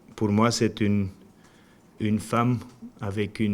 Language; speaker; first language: French; non-native, learner; Dutch